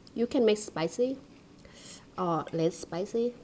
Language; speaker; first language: English; non-native, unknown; Thai